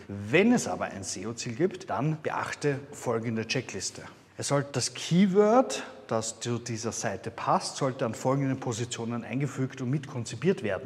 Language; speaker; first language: German; native; German